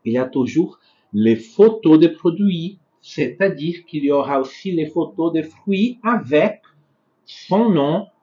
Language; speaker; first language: French; non-native, fluent; Portuguese